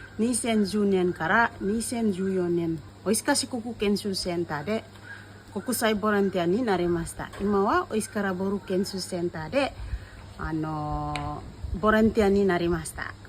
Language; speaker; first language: Japanese; non-native, learner; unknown